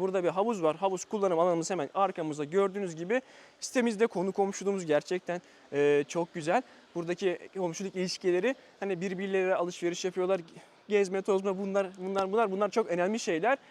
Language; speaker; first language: Turkish; native; Turkish